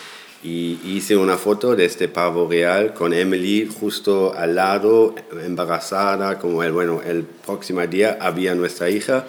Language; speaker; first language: Spanish; non-native, fluent; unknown